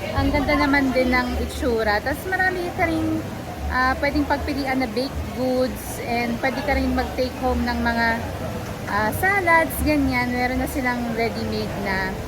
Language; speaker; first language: Filipino; native; Filipino